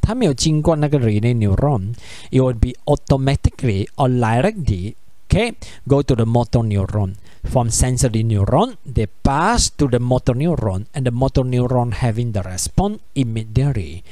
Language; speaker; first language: English; non-native, local second language; Chinese